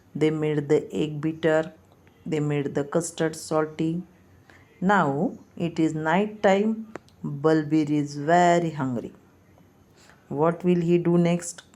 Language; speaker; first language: English; non-native, local second language; Marathi